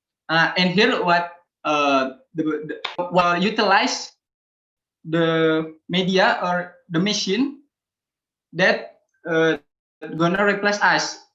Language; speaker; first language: English; non-native, learner; Indonesian